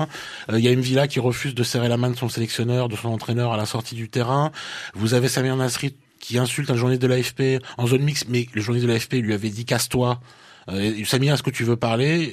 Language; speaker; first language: French; native; French